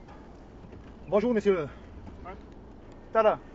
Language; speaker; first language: French; non-native, learner; German